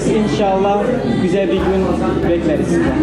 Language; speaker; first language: Turkish; non-native, learner; Indonesian